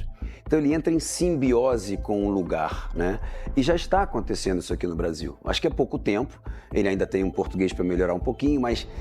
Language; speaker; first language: Portuguese; native; Portuguese